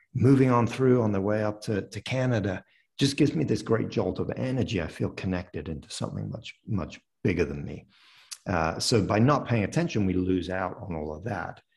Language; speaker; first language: English; early bilingual, other home language; French